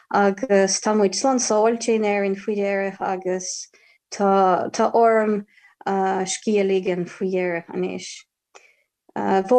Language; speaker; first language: Irish; non-native, fluent; Ukrainian